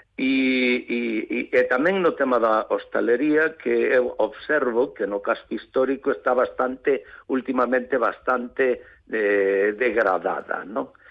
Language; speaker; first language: Galician; native; Galician